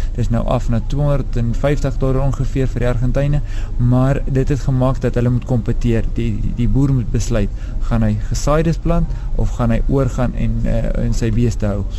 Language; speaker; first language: Afrikaans; native; Afrikaans